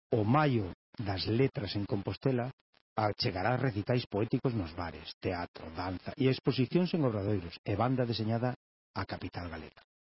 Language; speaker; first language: Galician; native; Galician